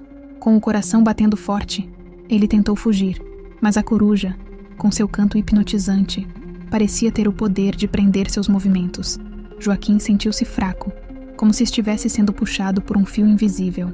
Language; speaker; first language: Portuguese; native; Portuguese